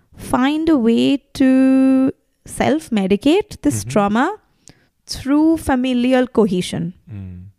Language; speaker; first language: English; non-native, local second language; Bangla